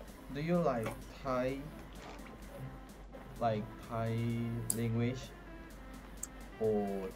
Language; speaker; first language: English; non-native, fluent; Indonesian